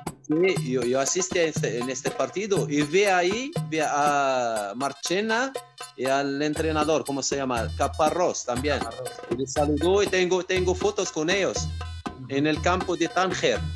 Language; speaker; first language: Spanish; non-native, fluent; Arabic